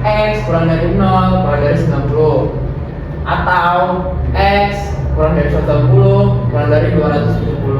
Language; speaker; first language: Indonesian; native; Indonesian